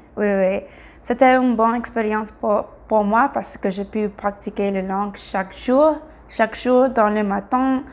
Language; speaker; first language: French; non-native, learner; English